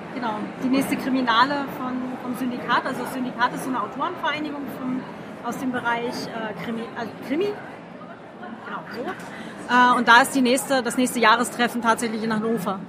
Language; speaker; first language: German; native; German